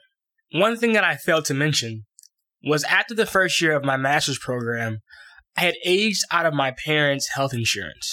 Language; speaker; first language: English; native; English